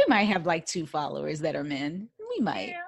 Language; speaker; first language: English; native; English